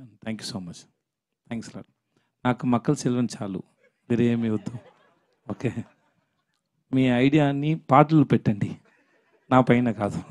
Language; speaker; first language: Telugu; non-native, learner; Tamil